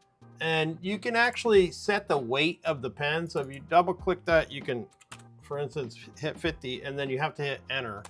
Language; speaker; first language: English; native; English